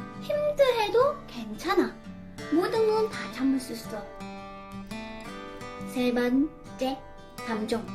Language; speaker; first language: Korean; non-native, learner; Vietnamese